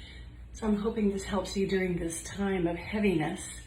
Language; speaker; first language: English; native; English